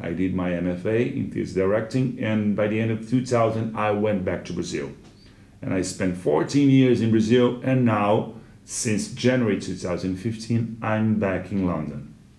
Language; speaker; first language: English; non-native, fluent; Portuguese